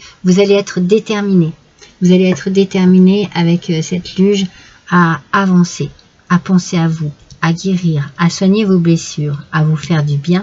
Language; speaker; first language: French; native; French